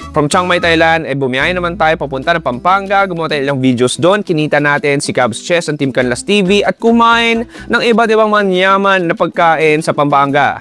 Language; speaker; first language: Filipino; native; Filipino